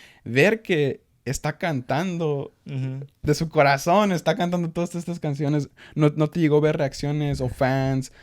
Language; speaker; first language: Spanish; early bilingual, heritage; Spanish